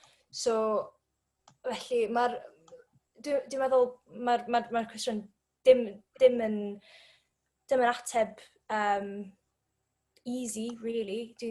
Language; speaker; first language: Welsh; non-native, learner; English